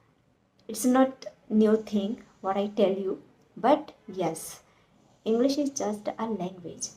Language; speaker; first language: English; non-native, learner; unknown